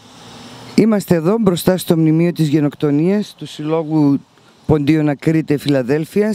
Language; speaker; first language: Greek; early bilingual, heritage; Greek